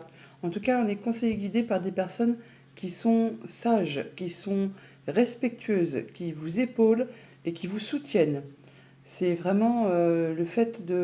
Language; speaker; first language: French; native; French